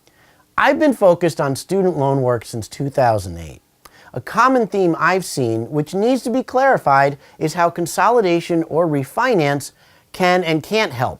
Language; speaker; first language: English; native; English